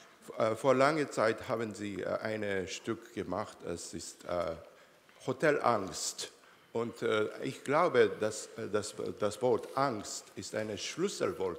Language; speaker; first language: German; non-native, learner; Italian